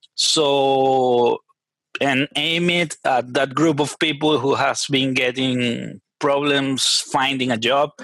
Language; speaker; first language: English; non-native, fluent; Spanish